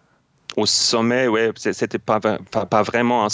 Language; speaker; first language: French; non-native, fluent; German